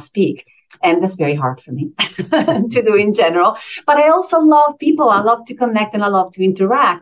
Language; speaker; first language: English; non-native, fluent; Italian